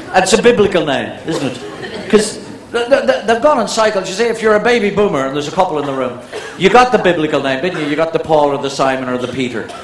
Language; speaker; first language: English; native; English